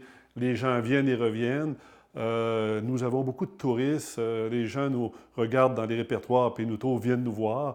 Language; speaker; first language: French; native; French